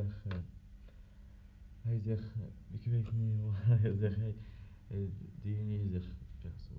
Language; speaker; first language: Dutch; non-native, learner; Arabic